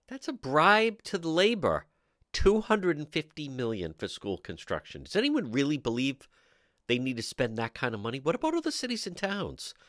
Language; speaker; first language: English; native; English